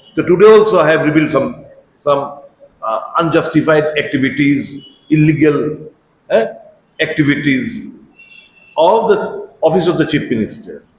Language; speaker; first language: English; non-native, local second language; Bangla